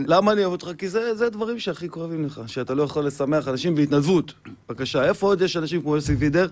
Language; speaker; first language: Hebrew; native; Hebrew